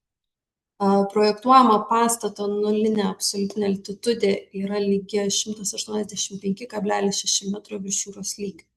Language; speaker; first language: Lithuanian; native; Lithuanian